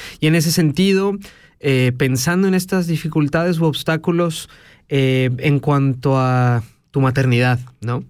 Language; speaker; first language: Spanish; native; Spanish